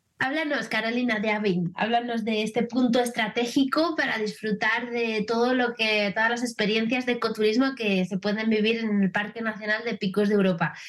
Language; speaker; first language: Spanish; native; Spanish